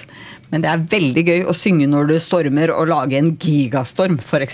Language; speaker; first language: Norwegian; native; Norwegian